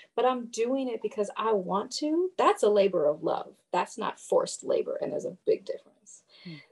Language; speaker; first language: English; early bilingual, other home language; Yoruba